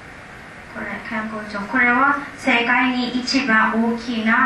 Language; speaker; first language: Japanese; non-native, learner; Burmese